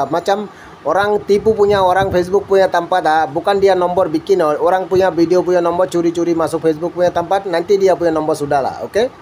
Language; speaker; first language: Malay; non-native, learner; Bangla